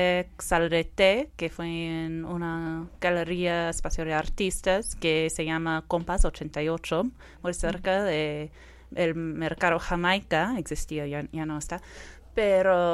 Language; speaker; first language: Spanish; non-native, fluent; English